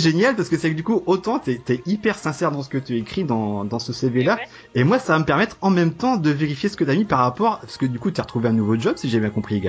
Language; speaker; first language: French; native; French